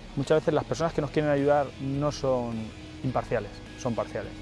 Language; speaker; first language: Spanish; native; Spanish